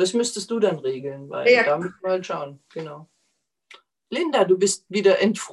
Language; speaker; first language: German; native; German